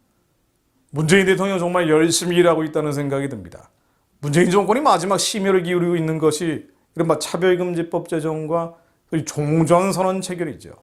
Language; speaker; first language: Korean; native; Korean